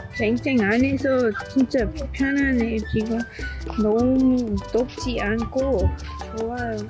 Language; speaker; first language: Korean; non-native, learner; English